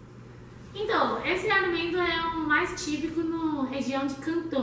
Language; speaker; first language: Portuguese; non-native, learner; Chinese